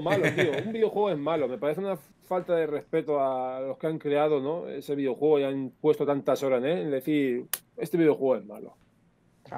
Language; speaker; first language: Spanish; native; Spanish